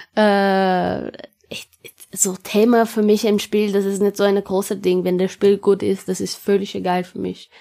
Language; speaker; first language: German; non-native, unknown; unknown